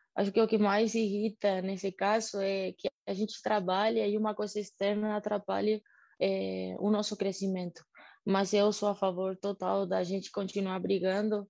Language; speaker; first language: Portuguese; non-native, fluent; Spanish